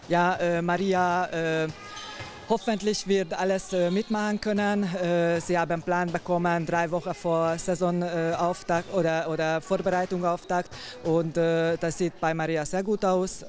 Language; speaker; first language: German; non-native, fluent; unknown